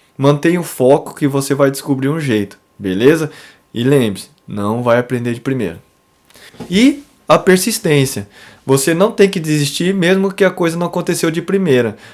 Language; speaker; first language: Portuguese; native; Portuguese